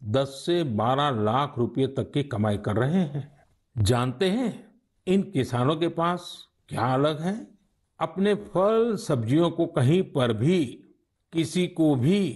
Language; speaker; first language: Hindi; native; Hindi